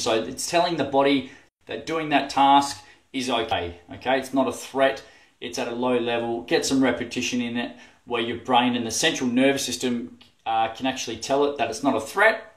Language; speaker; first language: English; native; English